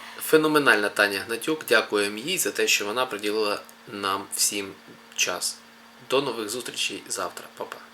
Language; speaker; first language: Ukrainian; native; Ukrainian